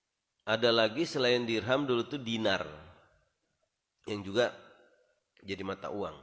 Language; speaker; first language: Indonesian; native; Indonesian